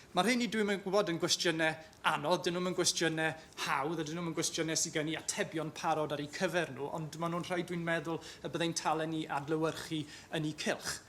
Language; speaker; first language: Welsh; native; Welsh